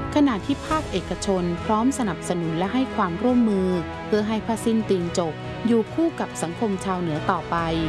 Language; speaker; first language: Thai; native; Thai